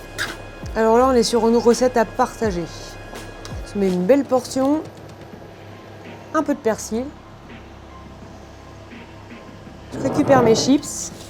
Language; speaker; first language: French; native; French